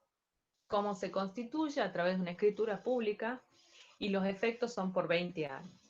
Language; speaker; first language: Spanish; native; Spanish